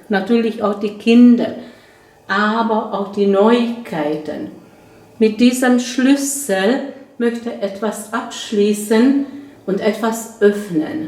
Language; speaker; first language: German; non-native, fluent; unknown